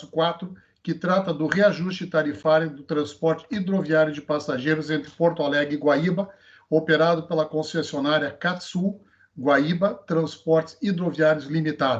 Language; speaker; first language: Portuguese; native; Portuguese